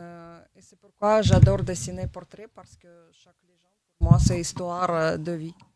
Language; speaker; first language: French; non-native, learner; Russian